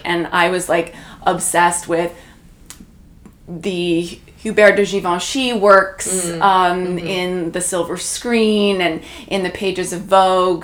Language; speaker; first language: English; native; English